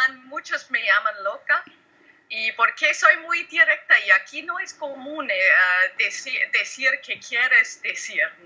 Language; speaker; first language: Spanish; non-native, learner; German